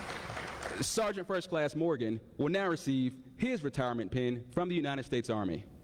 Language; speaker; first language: English; native; English